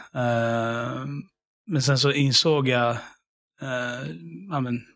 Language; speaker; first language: Swedish; early bilingual, other home language; Syriac